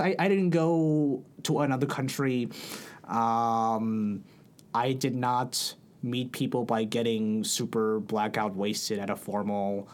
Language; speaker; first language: English; early bilingual, other home language; Filipino